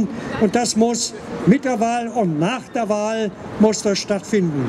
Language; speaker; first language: German; native; German